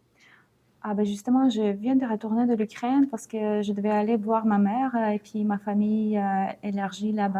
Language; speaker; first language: French; non-native, fluent; Ukrainian